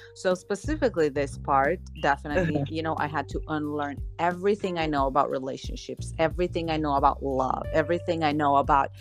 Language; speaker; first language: English; non-native, fluent; Slovenian